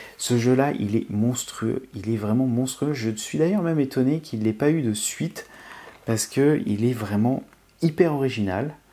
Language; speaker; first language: French; native; French